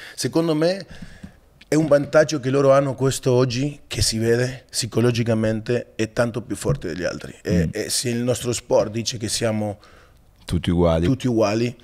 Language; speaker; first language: Italian; non-native, fluent; Spanish